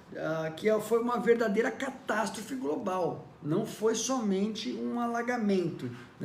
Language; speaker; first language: Portuguese; native; Portuguese